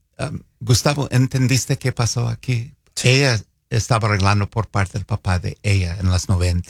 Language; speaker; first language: Spanish; non-native, fluent; English